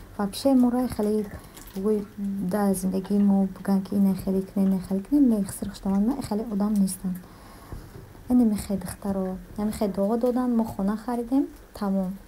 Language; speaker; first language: Tajik; early bilingual, heritage; Tajik